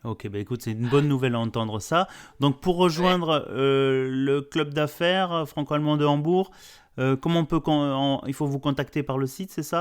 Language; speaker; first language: French; native; French